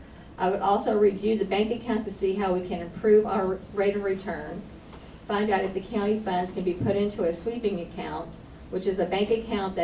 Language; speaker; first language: English; native; English